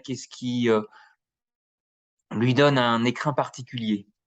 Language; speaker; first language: French; native; French